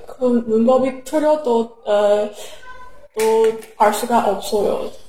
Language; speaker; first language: Korean; non-native, learner; Chinese